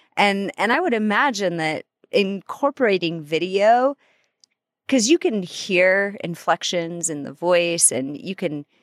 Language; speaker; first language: English; native; English